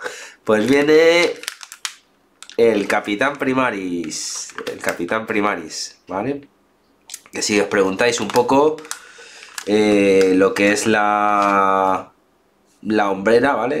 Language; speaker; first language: Spanish; native; Spanish